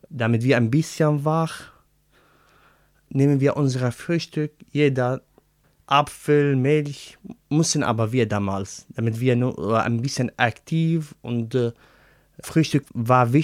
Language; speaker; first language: German; non-native, learner; Arabic